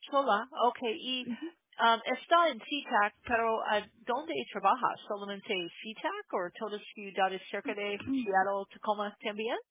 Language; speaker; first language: Spanish; non-native, learner; English